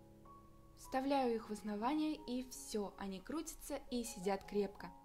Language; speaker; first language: Russian; native; Russian